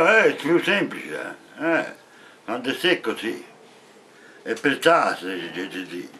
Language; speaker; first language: French; non-native, learner; Italian